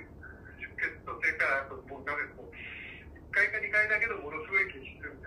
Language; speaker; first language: Japanese; native; Japanese